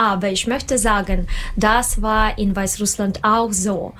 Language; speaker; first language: German; non-native, learner; Russian